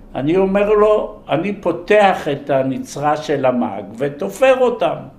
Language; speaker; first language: Hebrew; early bilingual, other home language; Polish